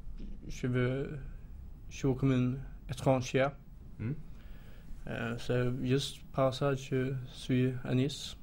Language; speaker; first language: French; non-native, learner; Swedish